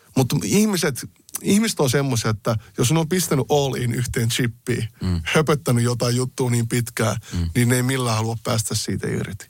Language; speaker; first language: Finnish; early bilingual, other home language; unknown